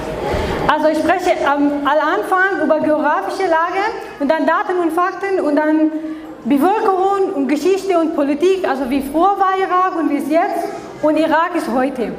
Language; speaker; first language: German; non-native, learner; Kurdish